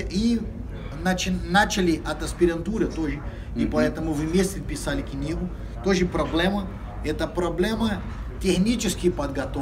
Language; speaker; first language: Russian; non-native, fluent; Portuguese